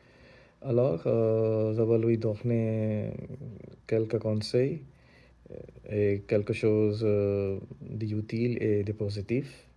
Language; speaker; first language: French; non-native, learner; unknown